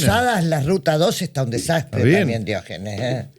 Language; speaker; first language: Spanish; native; Spanish